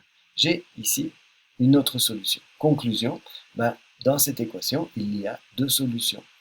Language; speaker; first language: French; native; French